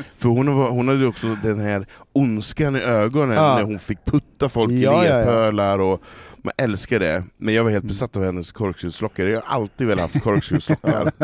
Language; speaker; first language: Swedish; native; Swedish